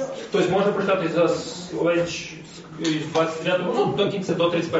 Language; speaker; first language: Ukrainian; non-native, fluent; Russian